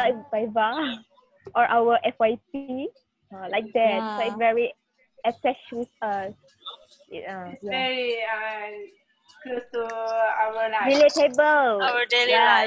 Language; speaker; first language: English; non-native, learner; Malay